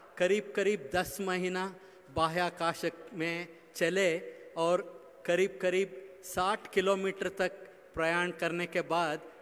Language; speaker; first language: Hindi; non-native, local second language; Kannada